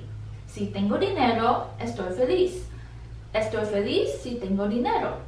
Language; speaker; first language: Spanish; non-native, learner; English